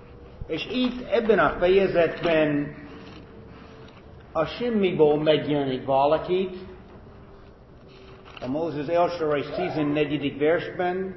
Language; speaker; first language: Hungarian; non-native, fluent; English